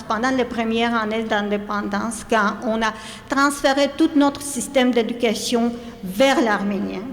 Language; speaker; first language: French; non-native, fluent; Armenian